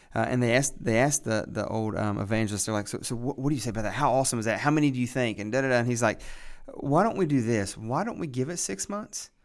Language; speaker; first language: English; native; English